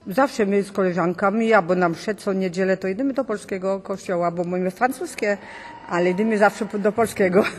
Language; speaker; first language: Polish; early bilingual, heritage; Polish